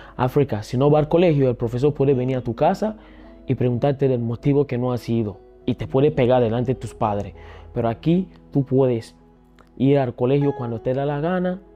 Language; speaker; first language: Spanish; early bilingual, other home language; Akan